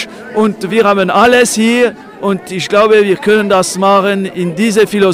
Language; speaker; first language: German; non-native, local second language; French